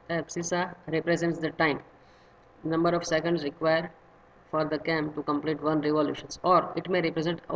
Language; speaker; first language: English; non-native, local second language; Gujarati